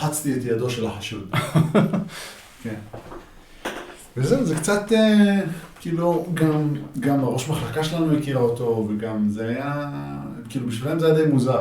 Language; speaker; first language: Hebrew; native; Hebrew